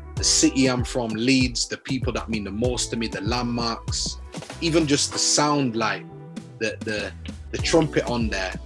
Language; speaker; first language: English; native; English